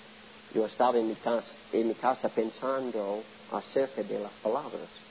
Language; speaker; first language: Spanish; non-native, learner; English